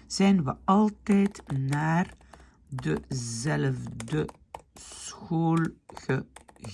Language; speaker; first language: Dutch; non-native, fluent; French